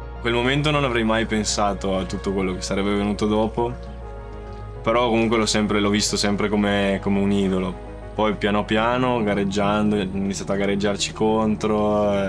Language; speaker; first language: Italian; native; Italian